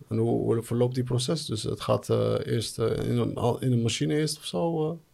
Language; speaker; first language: Dutch; early bilingual, other home language; Arabic